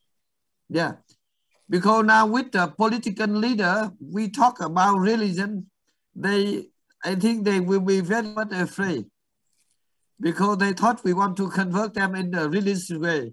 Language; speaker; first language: English; non-native, fluent; Vietnamese